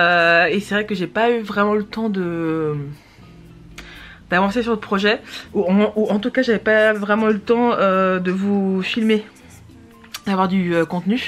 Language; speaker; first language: French; native; French